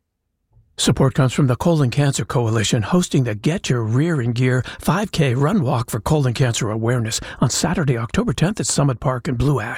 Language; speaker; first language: English; native; English